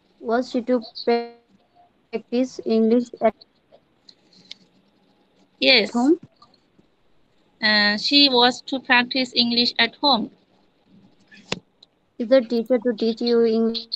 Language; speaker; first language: English; non-native, learner; Bangla